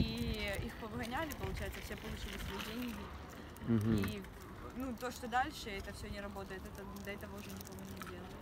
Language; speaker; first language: Russian; native; Russian